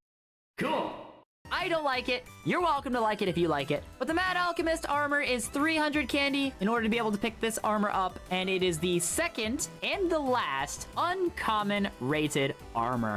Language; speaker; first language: English; native; English